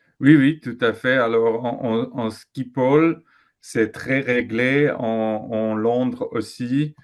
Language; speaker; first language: French; non-native, fluent; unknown